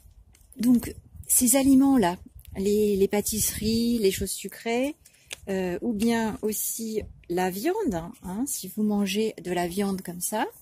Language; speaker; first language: French; native; French